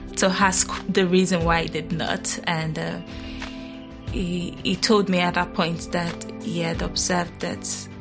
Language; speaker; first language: English; non-native, local second language; Yoruba